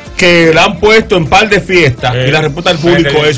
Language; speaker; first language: Spanish; native; Spanish